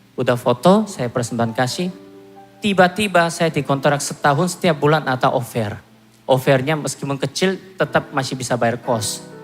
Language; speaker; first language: Indonesian; non-native, fluent; Korean